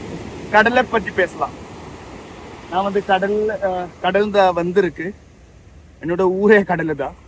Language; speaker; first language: Tamil; non-native, learner; Malayalam